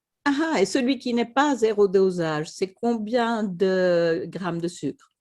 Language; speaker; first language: French; non-native, fluent; Swedish